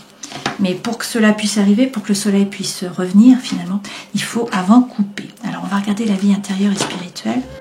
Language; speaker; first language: French; native; French